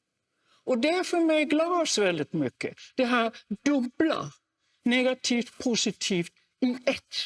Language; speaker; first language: Swedish; non-native, fluent; German